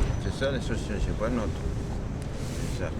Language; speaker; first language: French; non-native, learner; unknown